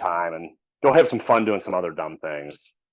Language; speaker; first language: English; native; English